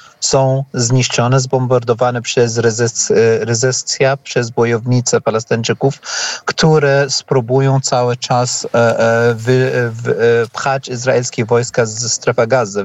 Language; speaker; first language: Polish; non-native, learner; Arabic